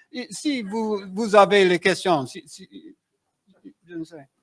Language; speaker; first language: French; non-native, learner; English